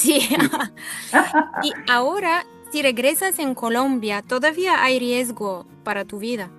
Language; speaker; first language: Spanish; non-native, fluent; Bulgarian